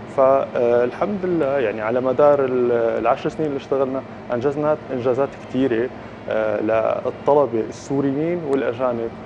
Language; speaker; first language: Arabic; native; Arabic